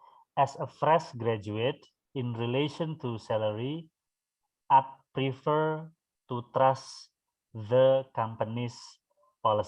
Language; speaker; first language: English; non-native, fluent; Indonesian